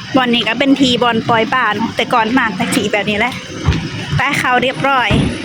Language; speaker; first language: Thai; native; Thai